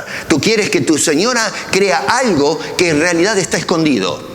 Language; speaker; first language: Spanish; native; Spanish